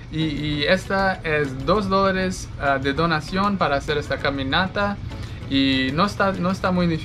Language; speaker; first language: Spanish; non-native, fluent; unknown